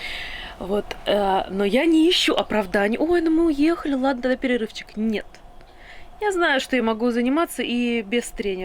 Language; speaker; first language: Russian; native; Russian